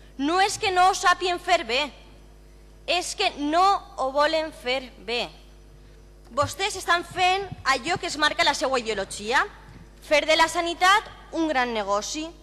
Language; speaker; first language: Catalan; native; Catalan